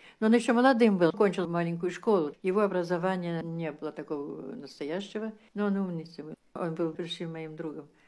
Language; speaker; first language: Russian; early bilingual, heritage; Russian